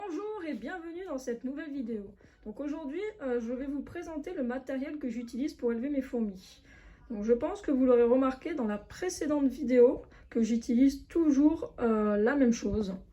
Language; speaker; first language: French; native; French